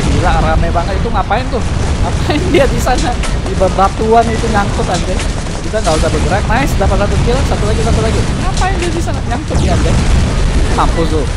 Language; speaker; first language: Indonesian; native; Indonesian